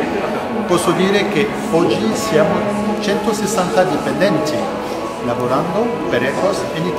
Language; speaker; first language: Italian; non-native, fluent; French